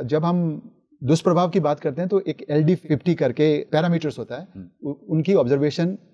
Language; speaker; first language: Hindi; native; Hindi